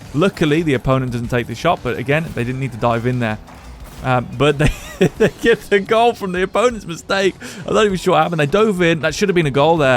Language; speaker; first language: English; native; English